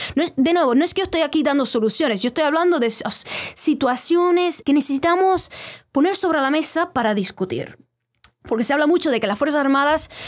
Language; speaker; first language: Spanish; native; Spanish